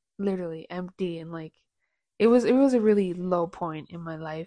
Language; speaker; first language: English; early bilingual, other home language; Spanish